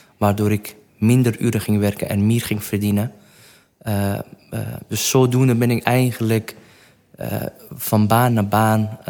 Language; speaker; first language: Dutch; non-native, fluent; Kurdish